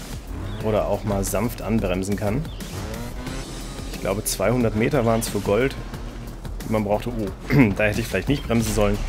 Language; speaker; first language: German; native; German